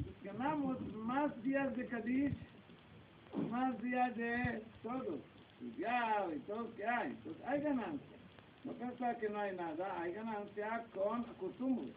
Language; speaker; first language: Spanish; non-native, learner; Hebrew